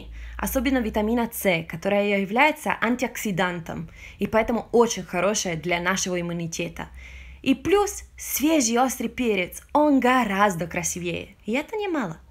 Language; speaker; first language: Russian; non-native, fluent; Italian